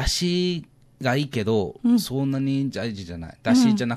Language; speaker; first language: Japanese; non-native, learner; English